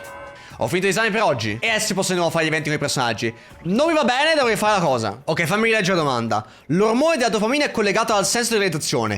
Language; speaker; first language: Italian; native; Italian